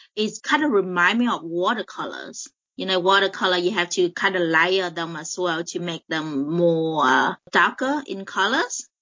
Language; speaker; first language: English; non-native, fluent; Vietnamese